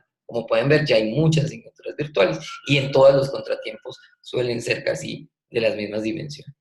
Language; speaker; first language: Spanish; native; Spanish